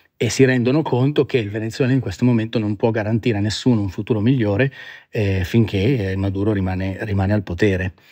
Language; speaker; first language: Italian; native; Italian